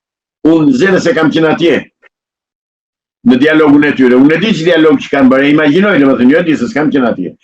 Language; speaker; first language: Albanian; native; Albanian